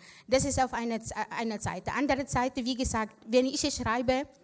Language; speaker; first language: German; non-native, fluent; Arabic